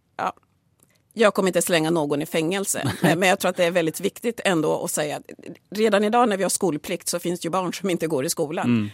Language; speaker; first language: Swedish; early bilingual, other home language; Swahili